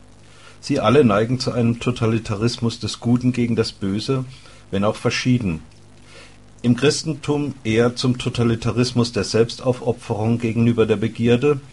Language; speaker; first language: German; native; German